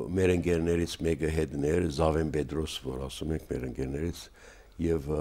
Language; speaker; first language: Armenian; native; Armenian